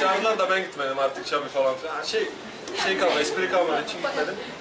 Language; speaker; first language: Turkish; non-native, fluent; Slovak